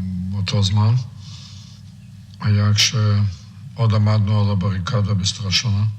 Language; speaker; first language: Hebrew; non-native, fluent; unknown